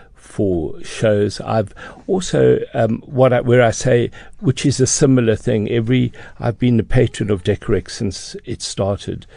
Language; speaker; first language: English; native; English